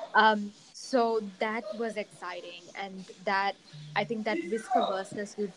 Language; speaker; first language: English; non-native, local second language; Sinhala